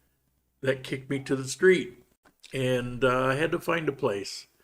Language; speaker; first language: English; native; English